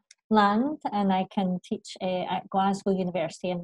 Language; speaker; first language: English; native; English